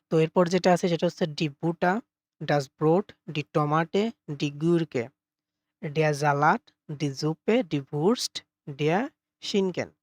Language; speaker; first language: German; non-native, fluent; Bangla